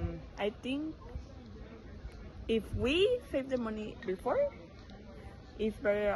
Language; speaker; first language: English; non-native, learner; Spanish